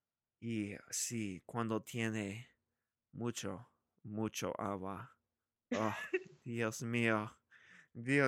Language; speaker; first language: Spanish; non-native, learner; English